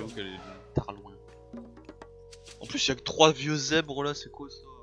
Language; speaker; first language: French; native; French